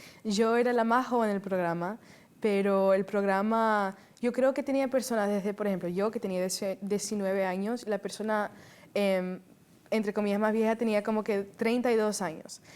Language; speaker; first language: Spanish; early bilingual, heritage; Spanish